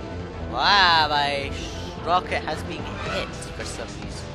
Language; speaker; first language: English; native; English